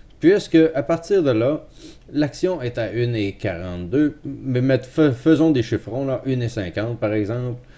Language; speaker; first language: French; native; French